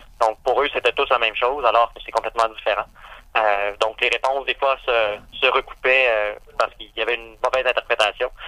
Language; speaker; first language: French; native; French